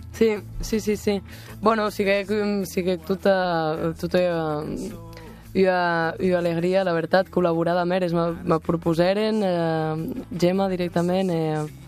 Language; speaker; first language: Catalan; non-native, local second language; Occitan